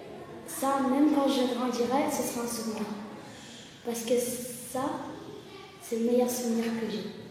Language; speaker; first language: French; early bilingual, other home language; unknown